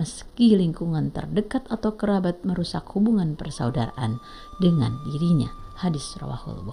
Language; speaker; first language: Indonesian; native; Indonesian